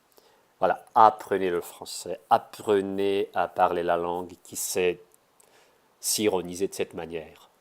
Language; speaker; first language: French; non-native, fluent; Russian